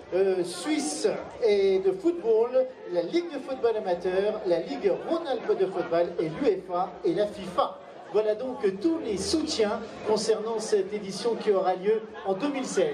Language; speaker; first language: French; native; French